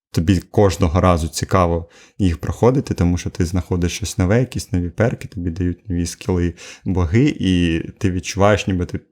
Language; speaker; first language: Ukrainian; native; Ukrainian